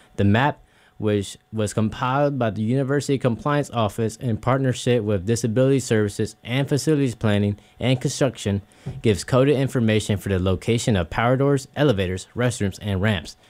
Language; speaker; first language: English; early bilingual, other home language; Spanish